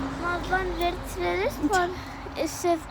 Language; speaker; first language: Armenian; early bilingual, heritage; Armenian